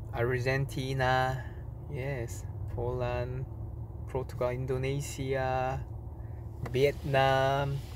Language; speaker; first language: English; non-native, learner; Korean